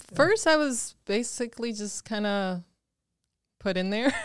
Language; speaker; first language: English; early bilingual, other home language; Spanish